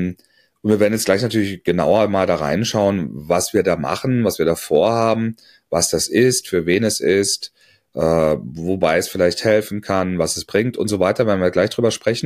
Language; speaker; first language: German; native; German